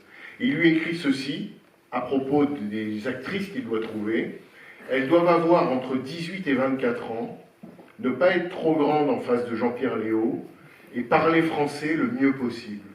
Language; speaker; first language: French; native; French